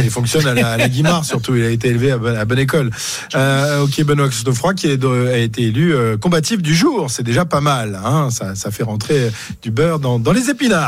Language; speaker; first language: French; native; French